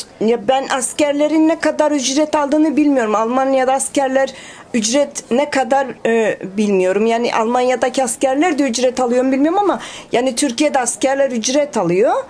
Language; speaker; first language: Turkish; early bilingual, heritage; Turkish